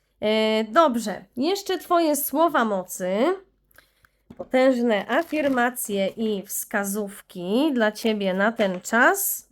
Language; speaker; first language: Polish; native; Polish